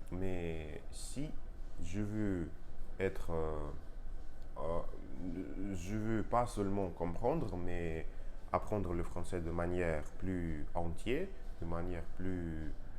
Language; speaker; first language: French; non-native, learner; Russian